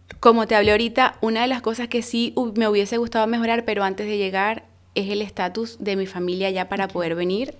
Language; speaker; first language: Spanish; native; Spanish